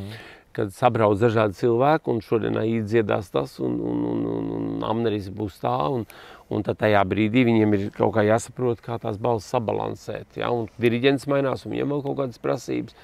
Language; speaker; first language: Latvian; native; Latvian